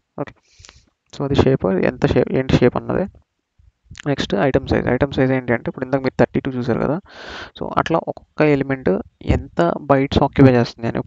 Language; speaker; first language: Telugu; native; Telugu